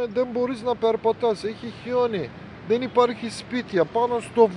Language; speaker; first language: Greek; non-native, fluent; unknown